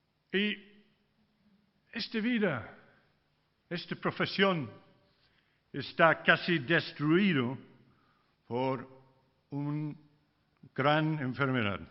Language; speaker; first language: Spanish; non-native, fluent; English